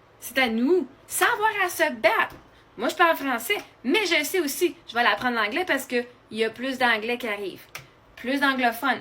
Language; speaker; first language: French; native; French